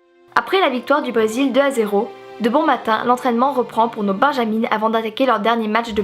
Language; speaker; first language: French; native; French